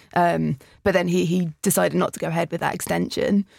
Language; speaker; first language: English; native; English